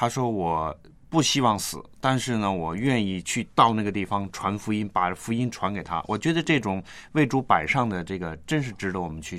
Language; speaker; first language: Chinese; non-native, local second language; Cantonese